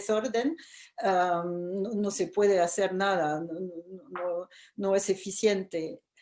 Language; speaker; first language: Spanish; non-native, fluent; French